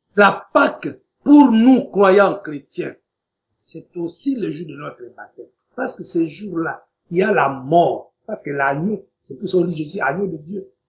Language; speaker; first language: French; non-native, local second language; Lingala